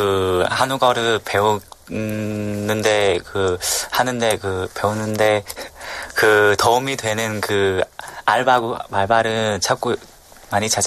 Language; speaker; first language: Korean; non-native, learner; Vietnamese